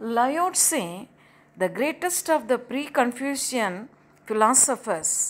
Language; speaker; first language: English; non-native, local second language; Tamil